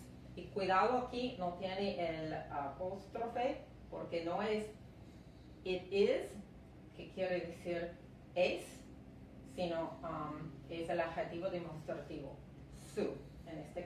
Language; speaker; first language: Spanish; non-native, fluent; English